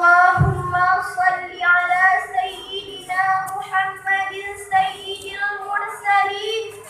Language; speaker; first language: Arabic; non-native, learner; Achinese